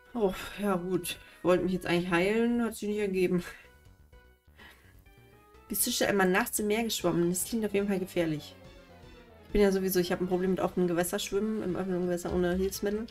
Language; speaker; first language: German; native; German